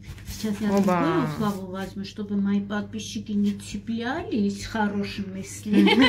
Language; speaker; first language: Russian; non-native, learner; Armenian